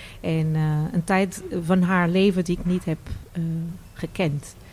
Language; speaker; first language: Dutch; non-native, fluent; Portuguese